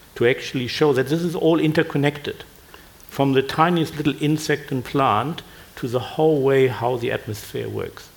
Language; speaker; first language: English; non-native, fluent; German